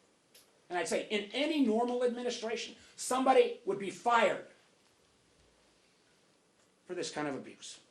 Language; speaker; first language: English; native; English